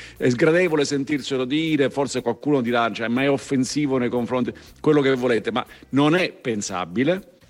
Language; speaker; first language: Italian; native; Italian